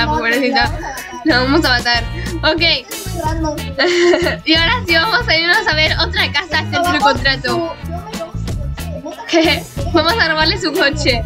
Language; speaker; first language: Spanish; native; Spanish